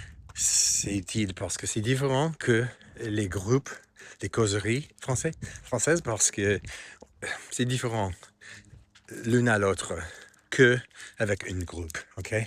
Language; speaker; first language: French; non-native, fluent; English